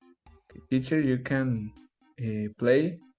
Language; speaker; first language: English; non-native, learner; Spanish